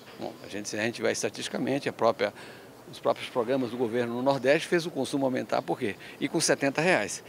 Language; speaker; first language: Portuguese; early bilingual, other home language; Spanish